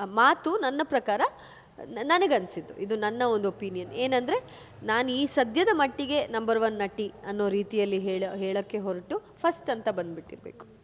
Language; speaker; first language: Kannada; non-native, local second language; Kodava